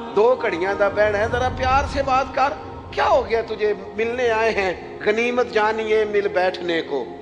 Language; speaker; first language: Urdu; non-native, local second language; Punjabi